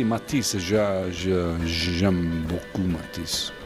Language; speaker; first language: French; non-native, learner; English